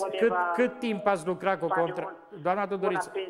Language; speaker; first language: Romanian; native; Romanian